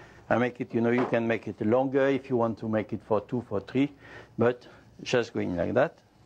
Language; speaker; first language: English; non-native, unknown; French